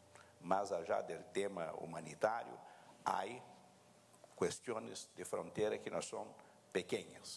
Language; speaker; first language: Spanish; non-native, fluent; Portuguese